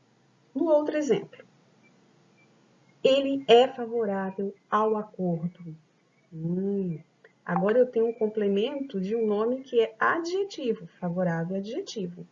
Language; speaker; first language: Portuguese; native; Portuguese